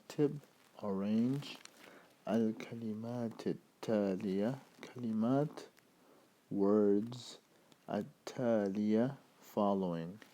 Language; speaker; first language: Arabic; non-native, fluent; English